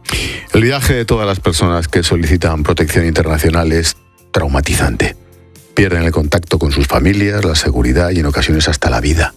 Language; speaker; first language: Spanish; native; Spanish